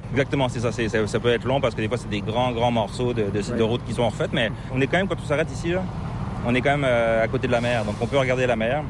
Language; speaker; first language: French; native; French